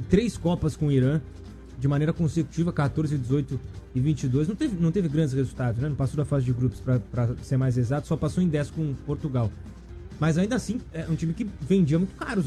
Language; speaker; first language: Portuguese; native; Portuguese